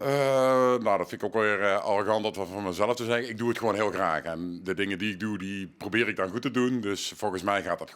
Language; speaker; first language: Dutch; native; Dutch